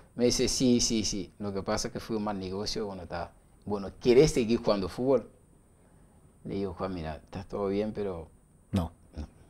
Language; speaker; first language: Spanish; non-native, learner; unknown